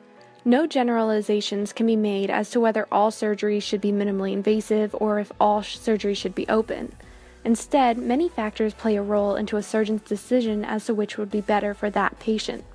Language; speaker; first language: English; native; English